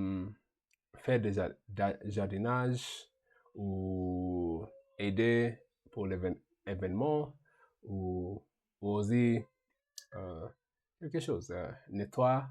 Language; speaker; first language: French; non-native, learner; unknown